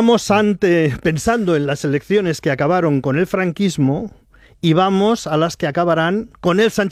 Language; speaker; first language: Spanish; native; Spanish